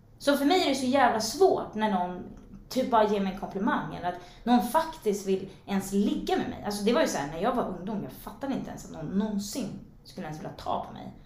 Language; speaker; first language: Swedish; native; Swedish